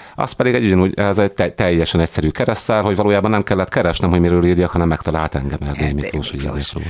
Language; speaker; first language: Hungarian; native; Hungarian